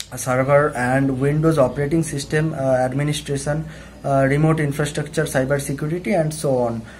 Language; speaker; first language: English; non-native, local second language; Bangla